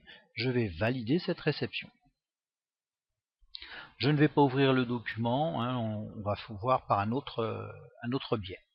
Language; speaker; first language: French; native; French